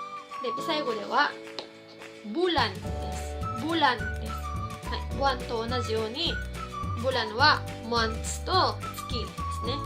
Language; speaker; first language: Japanese; non-native, fluent; Cebuano